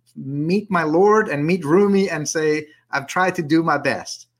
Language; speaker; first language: English; native; English